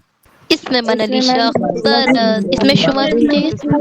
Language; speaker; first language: Persian; non-native, learner; Urdu